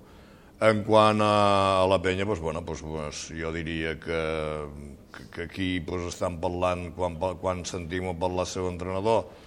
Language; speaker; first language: Catalan; native; Catalan